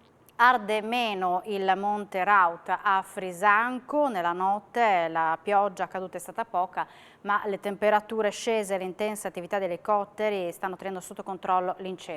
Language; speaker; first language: Italian; native; Italian